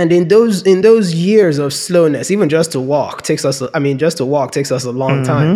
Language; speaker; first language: English; non-native, local second language; Yoruba